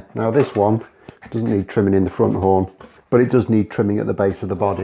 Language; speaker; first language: English; native; English